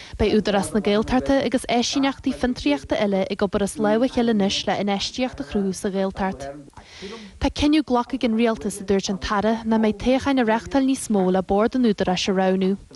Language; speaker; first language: Irish; native; Irish